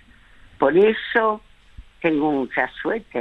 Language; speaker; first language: Spanish; early bilingual, other home language; French